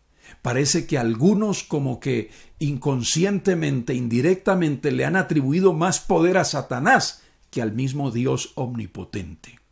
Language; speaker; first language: Spanish; native; Spanish